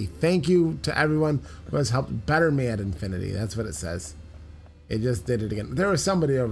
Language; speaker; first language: English; native; English